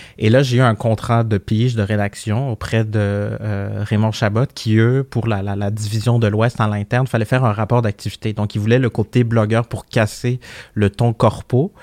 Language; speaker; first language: French; early bilingual, other home language; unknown